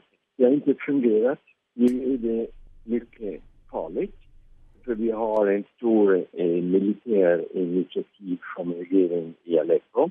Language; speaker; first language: Swedish; early bilingual, heritage; Swedish